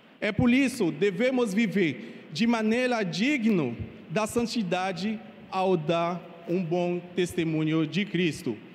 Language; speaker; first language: Portuguese; non-native, fluent; Haitian Creole